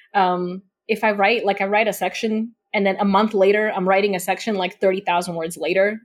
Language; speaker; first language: English; non-native, fluent; Slovak